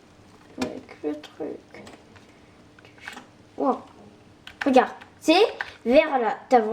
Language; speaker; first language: French; native; French